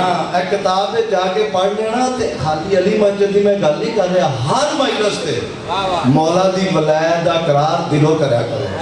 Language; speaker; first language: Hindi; non-native, local second language; Punjabi